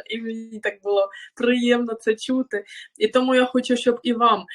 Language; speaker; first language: Ukrainian; non-native, local second language; Russian